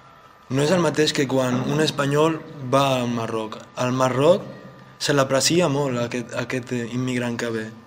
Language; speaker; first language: Catalan; early bilingual, other home language; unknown